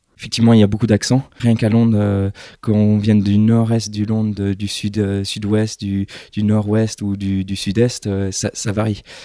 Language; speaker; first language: French; early bilingual, other home language; English